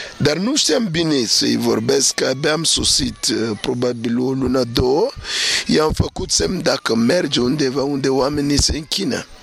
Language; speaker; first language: Romanian; non-native, fluent; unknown